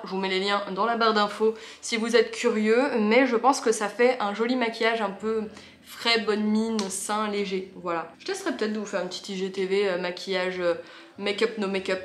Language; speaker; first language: French; native; French